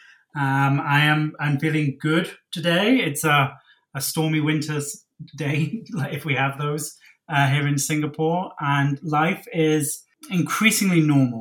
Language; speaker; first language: English; native; English